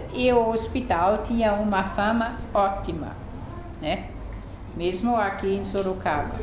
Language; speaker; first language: Portuguese; non-native, fluent; German